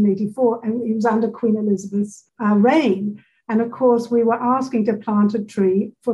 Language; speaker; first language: English; native; English